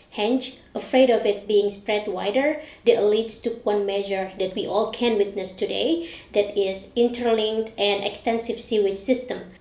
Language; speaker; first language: English; non-native, fluent; Indonesian